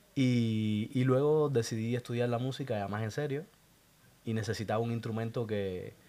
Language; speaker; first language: Spanish; native; Spanish